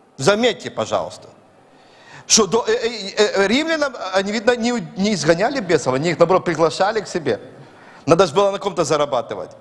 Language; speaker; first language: Russian; native; Russian